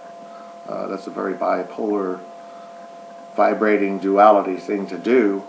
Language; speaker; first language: English; native; English